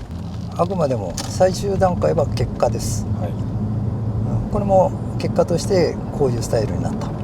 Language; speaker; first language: Japanese; native; Japanese